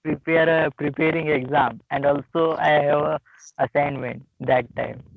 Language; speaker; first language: English; non-native, learner; Marathi